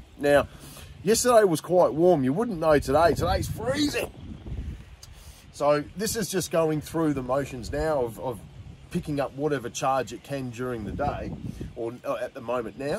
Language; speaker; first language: English; native; English